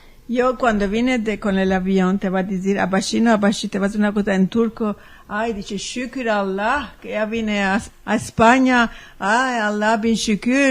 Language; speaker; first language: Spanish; early bilingual, heritage; Ladino